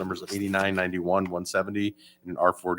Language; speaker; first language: English; native; English